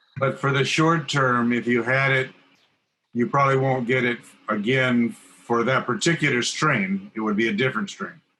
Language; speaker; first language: English; native; English